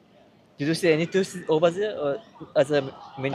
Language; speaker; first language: English; non-native, learner; Japanese